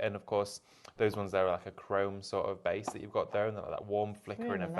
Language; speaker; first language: English; native; English